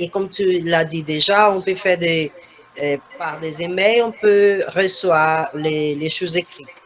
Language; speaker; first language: French; non-native, fluent; Portuguese